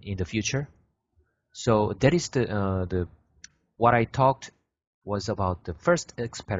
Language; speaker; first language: English; non-native, learner; Korean